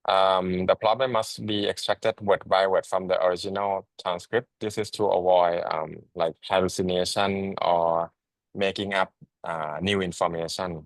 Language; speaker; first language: English; non-native, fluent; Thai